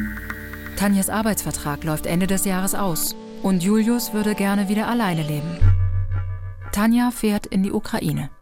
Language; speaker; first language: German; native; German